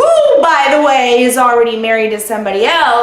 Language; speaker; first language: English; native; English